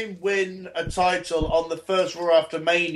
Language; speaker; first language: English; native; English